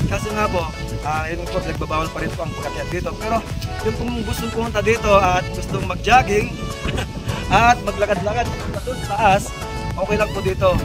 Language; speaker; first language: Filipino; non-native, local second language; Iloko